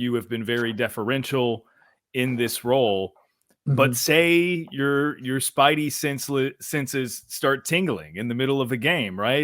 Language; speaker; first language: English; native; English